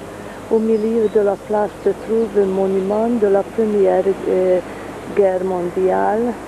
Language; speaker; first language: French; non-native, fluent; Hungarian